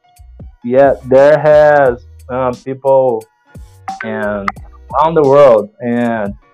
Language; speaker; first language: English; non-native, learner; Portuguese